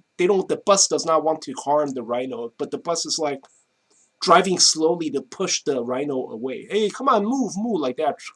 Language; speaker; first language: English; non-native, fluent; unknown